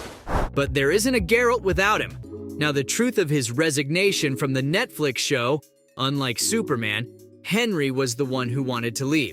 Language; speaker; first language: English; native; English